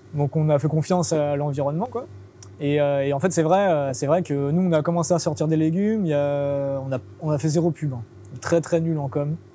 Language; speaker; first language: French; native; French